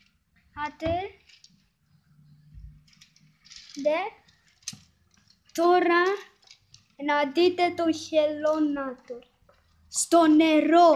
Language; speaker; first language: Greek; early bilingual, heritage; Greek